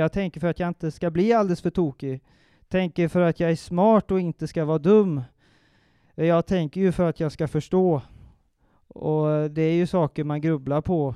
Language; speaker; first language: Swedish; native; Swedish